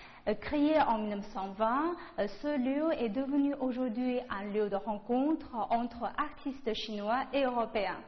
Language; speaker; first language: French; non-native, fluent; Chinese